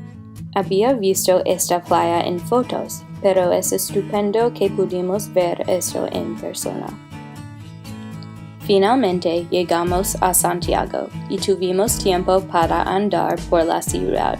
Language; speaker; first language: Spanish; non-native, learner; English